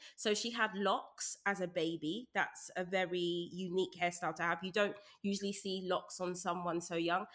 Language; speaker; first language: English; native; English